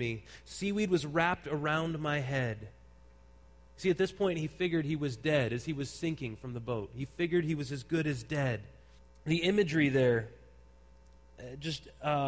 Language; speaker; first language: English; native; English